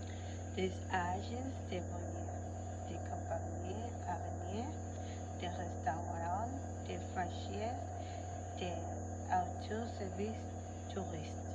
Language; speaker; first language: French; non-native, learner; Spanish